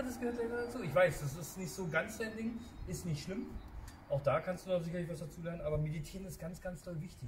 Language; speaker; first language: German; native; German